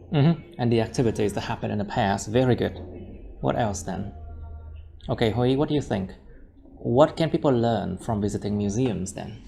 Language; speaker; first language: English; non-native, fluent; Vietnamese